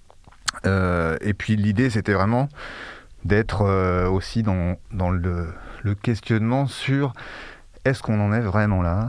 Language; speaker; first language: French; native; French